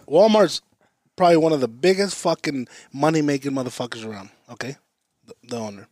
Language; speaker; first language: English; early bilingual, other home language; Spanish